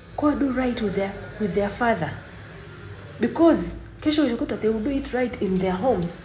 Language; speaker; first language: English; non-native, local second language; Swahili